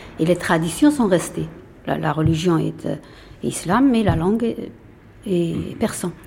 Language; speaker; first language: French; non-native, fluent; Persian